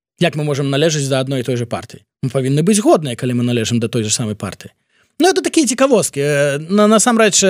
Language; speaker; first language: Belarusian; non-native, local second language; Russian